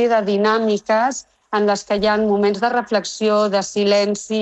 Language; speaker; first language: Catalan; non-native, local second language; Spanish